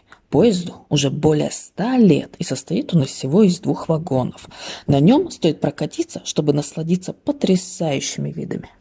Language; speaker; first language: Russian; native; Russian